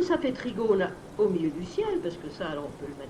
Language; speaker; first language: French; native; French